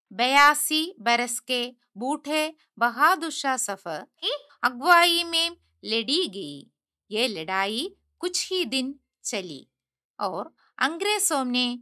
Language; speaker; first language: Hindi; non-native, local second language; Malayalam